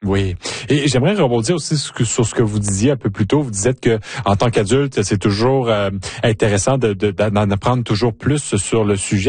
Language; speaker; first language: French; native; French